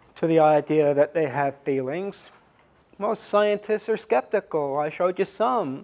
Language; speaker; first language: English; non-native, fluent; Estonian